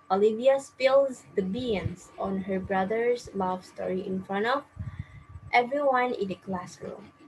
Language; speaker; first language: English; non-native, fluent; Indonesian